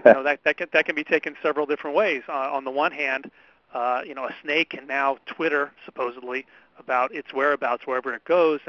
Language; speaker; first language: English; native; English